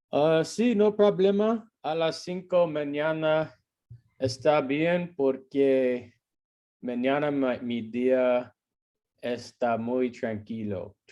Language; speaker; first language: Spanish; non-native, learner; English